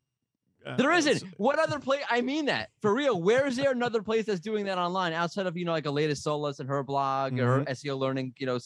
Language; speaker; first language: English; native; English